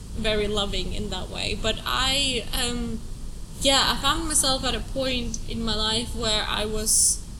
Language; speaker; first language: English; non-native, fluent; Russian